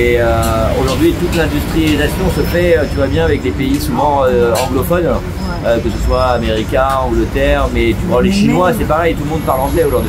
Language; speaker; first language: French; native; French